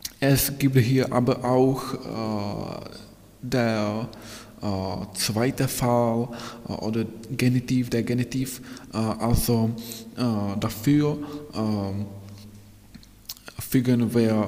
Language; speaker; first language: German; non-native, fluent; Czech